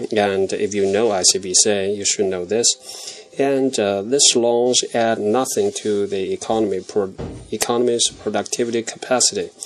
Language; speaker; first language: English; non-native, fluent; Chinese